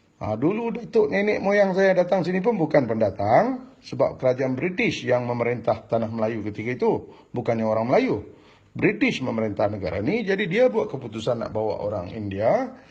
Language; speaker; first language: Malay; non-native, local second language; Tamil